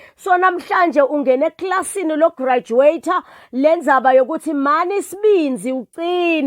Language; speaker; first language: Zulu; non-native, local second language; Swati